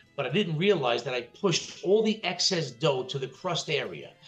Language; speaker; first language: English; native; English